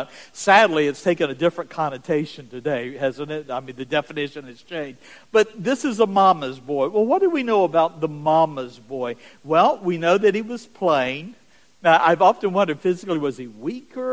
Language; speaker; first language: English; native; English